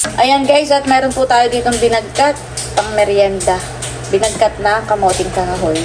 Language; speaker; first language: Filipino; native; Filipino